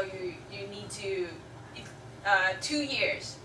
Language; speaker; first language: English; non-native, fluent; Chinese